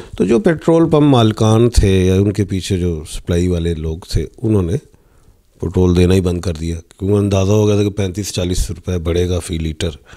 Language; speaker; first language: Urdu; non-native, local second language; Punjabi